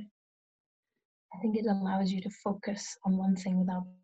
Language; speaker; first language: English; native; English